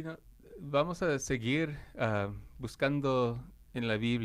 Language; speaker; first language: Spanish; non-native, fluent; English